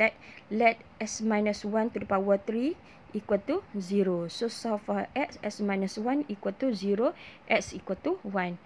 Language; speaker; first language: English; non-native, local second language; Malay